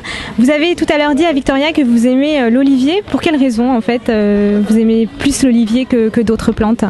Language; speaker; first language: French; native; French